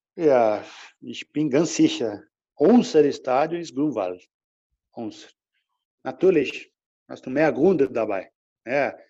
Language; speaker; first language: German; non-native, learner; Portuguese